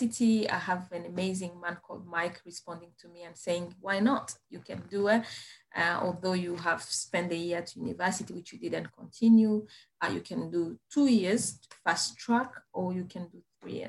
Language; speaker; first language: English; non-native, fluent; Kinyarwanda